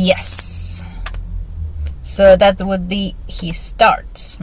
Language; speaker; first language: English; non-native, fluent; Spanish